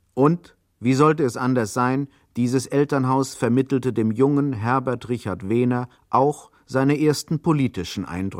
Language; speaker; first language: German; native; German